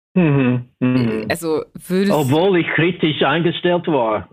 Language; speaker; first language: German; non-native, fluent; English